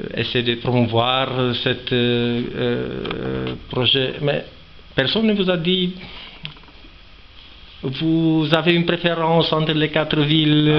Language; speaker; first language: French; non-native, fluent; Romanian